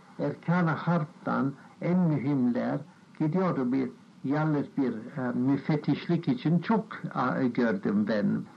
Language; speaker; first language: Turkish; non-native, fluent; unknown